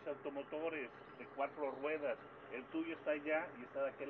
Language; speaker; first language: Spanish; native; Spanish